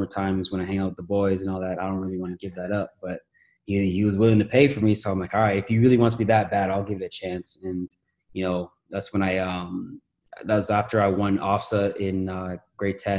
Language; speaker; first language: English; native; English